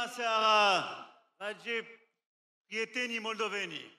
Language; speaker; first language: Romanian; non-native, learner; French